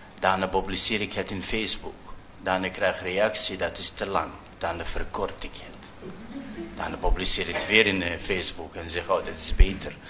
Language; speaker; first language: Dutch; non-native, fluent; Arabic